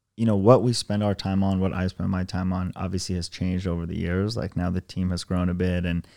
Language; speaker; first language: English; early bilingual, other home language; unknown